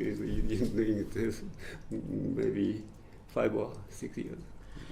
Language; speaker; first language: English; non-native, fluent; Japanese